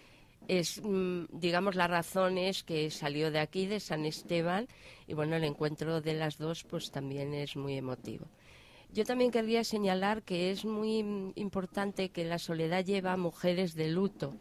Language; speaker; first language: Spanish; native; Spanish